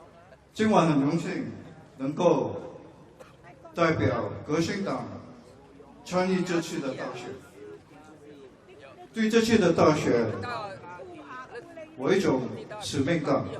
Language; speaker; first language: Chinese; non-native, local second language; English